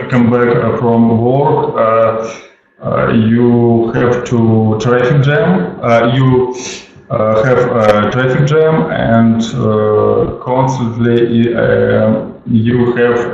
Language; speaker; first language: English; non-native, learner; Russian